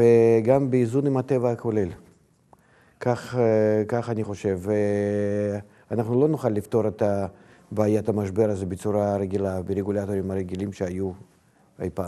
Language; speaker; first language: Hebrew; non-native, fluent; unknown